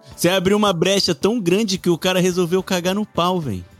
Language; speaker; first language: Portuguese; native; Portuguese